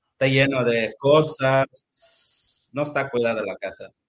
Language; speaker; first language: Spanish; native; Spanish